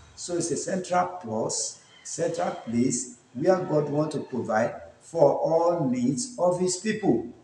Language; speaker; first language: English; non-native, local second language; Yoruba